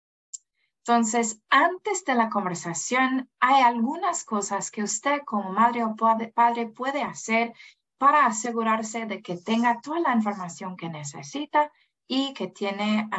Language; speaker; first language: Spanish; non-native, fluent; English